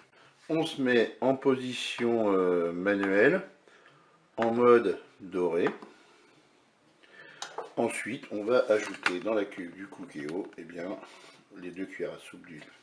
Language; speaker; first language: French; native; French